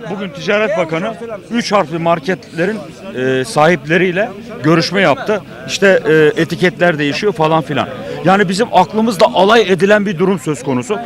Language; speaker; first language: Turkish; native; Turkish